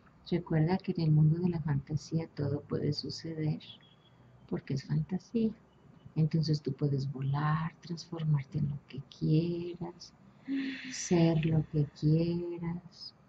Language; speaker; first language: Spanish; native; Spanish